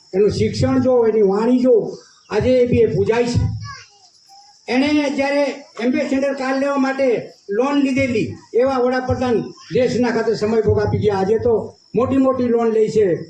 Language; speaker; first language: Gujarati; non-native, local second language; Kukna